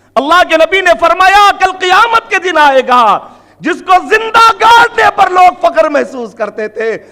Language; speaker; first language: Urdu; native; Urdu